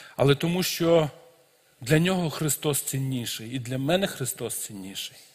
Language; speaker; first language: Ukrainian; native; Ukrainian